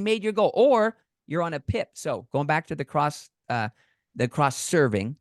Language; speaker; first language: English; native; English